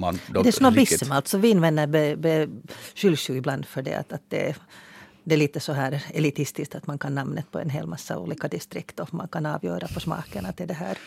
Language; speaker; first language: Swedish; native; Swedish